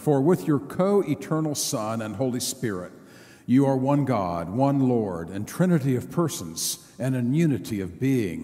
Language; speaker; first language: English; native; English